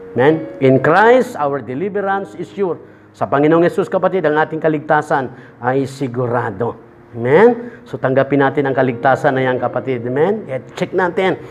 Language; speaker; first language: Filipino; native; Filipino